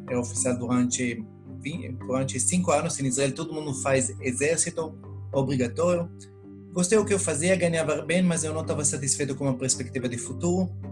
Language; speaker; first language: Portuguese; non-native, fluent; Hebrew